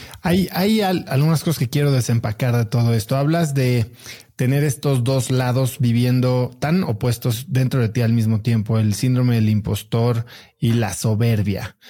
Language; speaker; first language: Spanish; native; Spanish